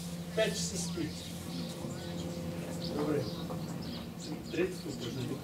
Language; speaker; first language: Bulgarian; non-native, learner; Russian